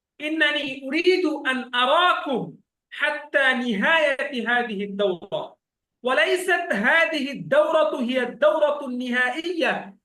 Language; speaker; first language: Arabic; non-native, fluent; Bangla